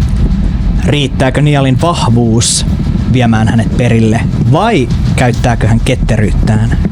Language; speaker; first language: Finnish; native; Finnish